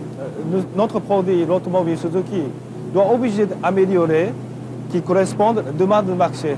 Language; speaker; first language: French; non-native, fluent; Japanese